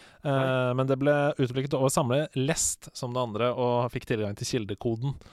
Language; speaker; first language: Norwegian; native; Norwegian